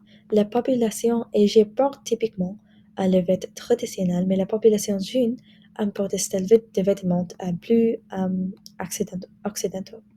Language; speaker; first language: French; non-native, learner; English